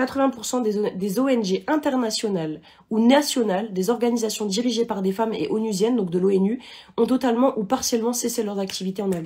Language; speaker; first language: French; native; French